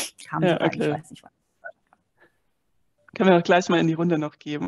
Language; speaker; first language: German; native; German